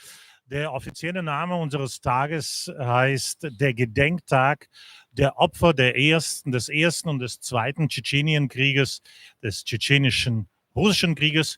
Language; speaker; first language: German; non-native, fluent; Russian